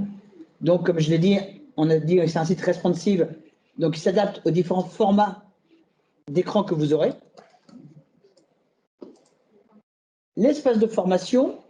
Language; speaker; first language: French; native; French